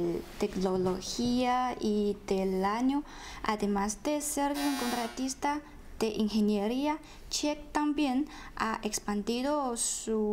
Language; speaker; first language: Spanish; non-native, fluent; Chinese